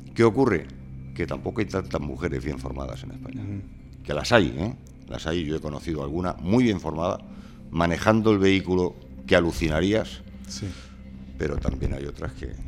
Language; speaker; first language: Spanish; native; Spanish